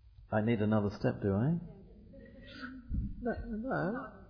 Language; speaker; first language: English; early bilingual, other home language; Italian